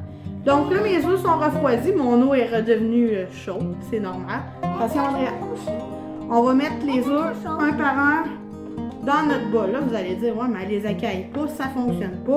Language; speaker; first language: French; native; French